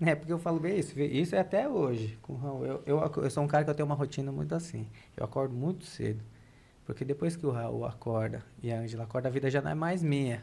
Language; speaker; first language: Portuguese; native; Portuguese